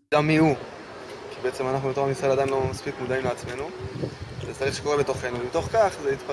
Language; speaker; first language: Hebrew; native; Hebrew